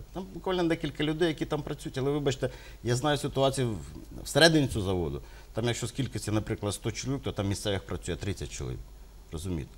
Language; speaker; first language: Ukrainian; native; Ukrainian